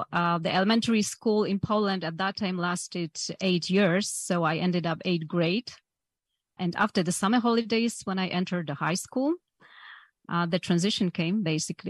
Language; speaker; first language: English; non-native, fluent; Polish